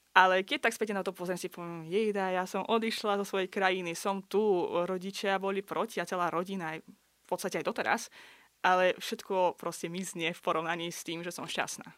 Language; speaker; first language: Slovak; non-native, fluent; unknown